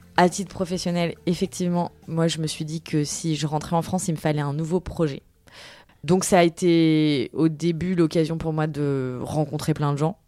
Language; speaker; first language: French; native; French